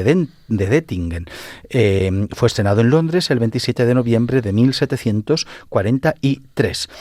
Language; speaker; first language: Spanish; native; Spanish